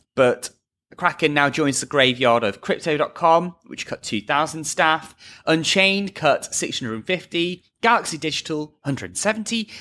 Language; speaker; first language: English; native; English